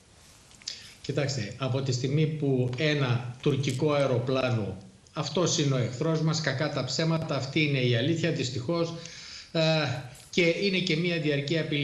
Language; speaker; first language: Greek; native; Greek